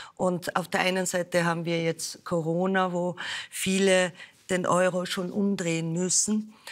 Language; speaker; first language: German; native; German